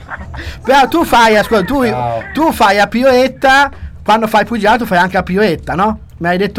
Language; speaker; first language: Italian; native; Italian